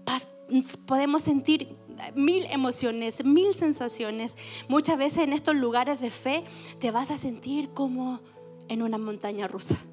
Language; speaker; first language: Spanish; native; Spanish